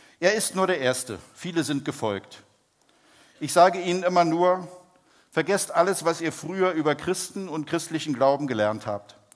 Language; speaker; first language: German; native; German